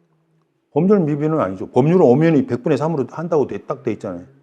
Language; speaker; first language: Korean; native; Korean